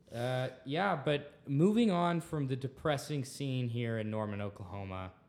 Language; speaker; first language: English; native; English